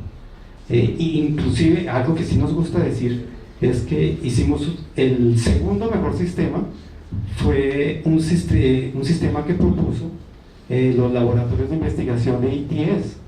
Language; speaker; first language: Spanish; native; Spanish